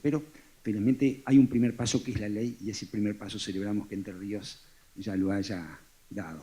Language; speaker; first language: Spanish; native; Spanish